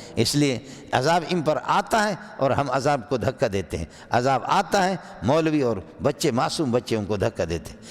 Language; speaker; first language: Urdu; non-native, local second language; Brahui